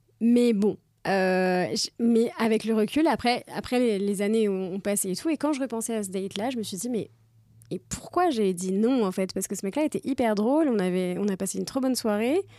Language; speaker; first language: French; native; French